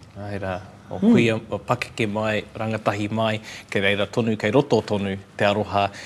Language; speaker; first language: Māori; non-native, local second language; English